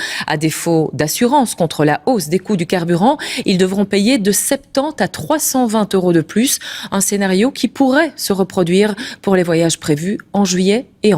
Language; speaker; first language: French; native; French